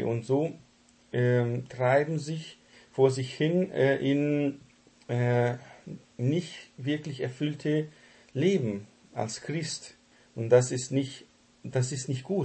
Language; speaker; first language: German; non-native, fluent; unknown